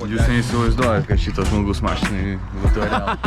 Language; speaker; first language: Lithuanian; native; Lithuanian